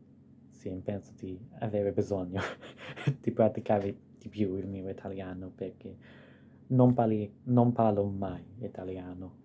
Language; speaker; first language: Italian; non-native, fluent; English